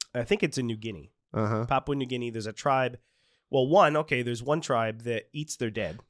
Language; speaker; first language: English; native; English